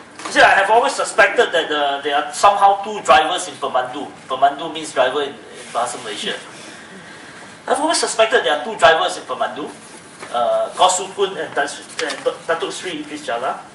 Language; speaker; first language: English; non-native, local second language; Chinese